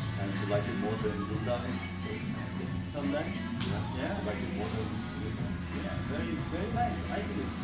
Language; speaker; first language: English; non-native, learner; German